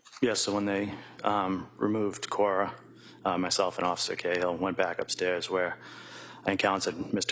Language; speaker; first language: English; native; English